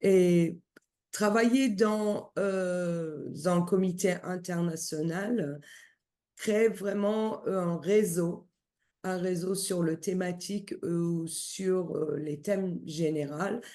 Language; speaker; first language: French; non-native, fluent; Turkish